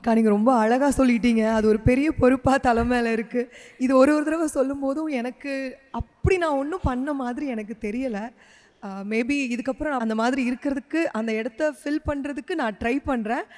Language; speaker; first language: Tamil; native; Tamil